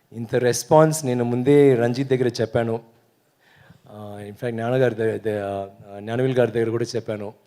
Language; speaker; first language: Telugu; non-native, learner; Tamil